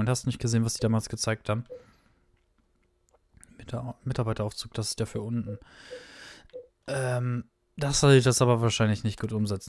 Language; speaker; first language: German; native; German